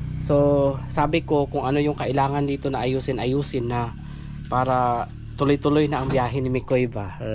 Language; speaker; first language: Filipino; non-native, local second language; Cebuano